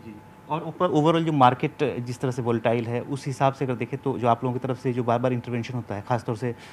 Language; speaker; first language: Hindi; native; Hindi